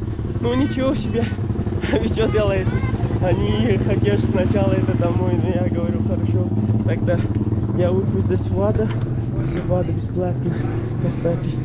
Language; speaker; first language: Russian; non-native, learner; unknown